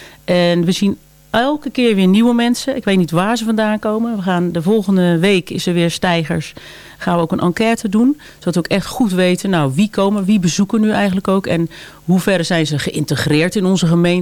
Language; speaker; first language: Dutch; native; Dutch